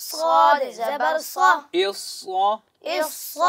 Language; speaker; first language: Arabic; non-native, learner; Urdu